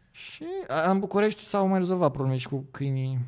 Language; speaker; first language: Romanian; native; Romanian